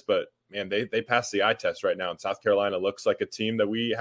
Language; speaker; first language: English; native; English